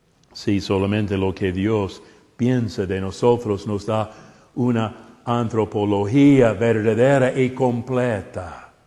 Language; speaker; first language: Spanish; non-native, fluent; English